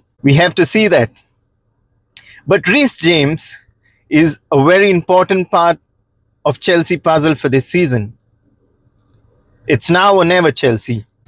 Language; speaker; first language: English; non-native, local second language; Konkani